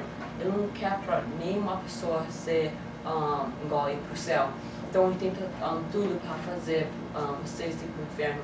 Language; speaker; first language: Portuguese; early bilingual, heritage; English